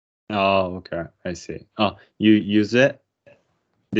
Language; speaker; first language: English; non-native, fluent; Japanese